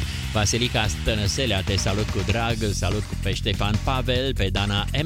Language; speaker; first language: Romanian; native; Romanian